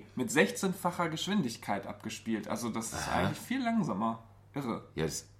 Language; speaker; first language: German; native; German